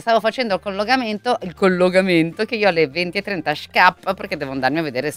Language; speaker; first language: Italian; native; Italian